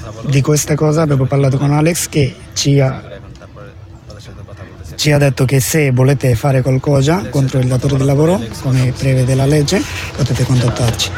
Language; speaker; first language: Italian; non-native, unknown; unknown